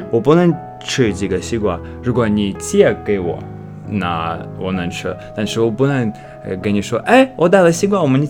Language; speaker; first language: Chinese; non-native, learner; English